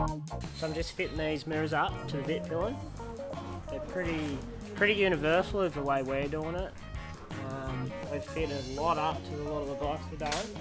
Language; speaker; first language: English; native; English